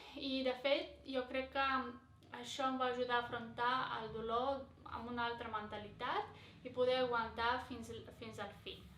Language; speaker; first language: Catalan; non-native, fluent; Greek